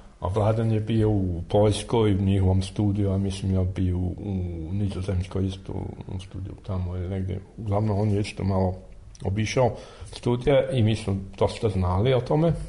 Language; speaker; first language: Serbian; non-native, fluent; English